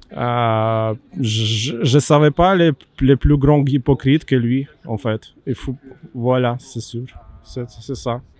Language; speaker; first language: French; non-native, learner; Ukrainian